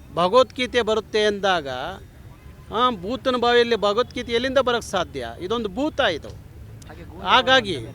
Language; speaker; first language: Kannada; native; Kannada